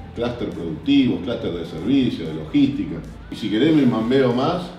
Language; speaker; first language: Spanish; native; Spanish